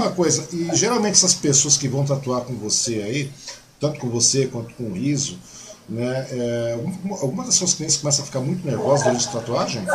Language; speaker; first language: Portuguese; native; Portuguese